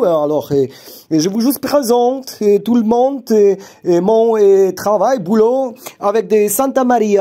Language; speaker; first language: French; non-native, learner; Polish